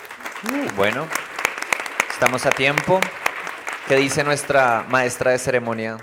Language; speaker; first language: Spanish; native; Spanish